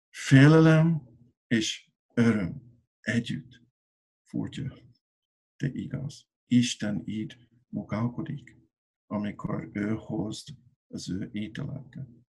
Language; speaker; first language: Hungarian; non-native, learner; English